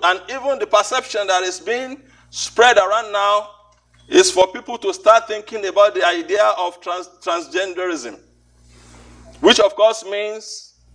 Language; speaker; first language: English; non-native, local second language; Yoruba